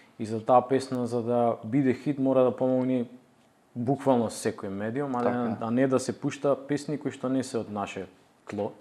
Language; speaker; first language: Macedonian; native; Macedonian